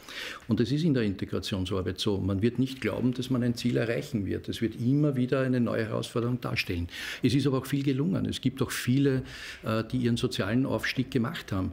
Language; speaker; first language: German; native; German